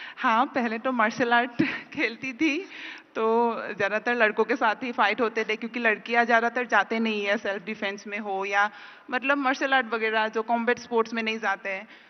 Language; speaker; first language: Hindi; non-native, local second language; Assamese